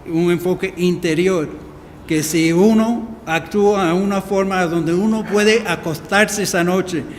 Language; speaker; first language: Spanish; early bilingual, heritage; Spanish